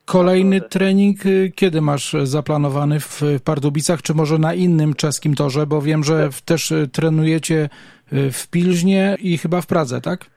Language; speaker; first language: Polish; native; Polish